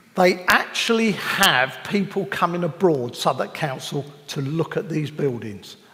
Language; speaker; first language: English; native; English